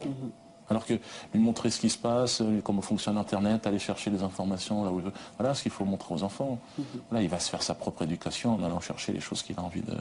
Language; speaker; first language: French; native; French